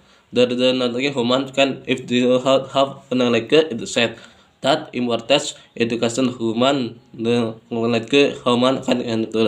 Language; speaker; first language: English; non-native, learner; Indonesian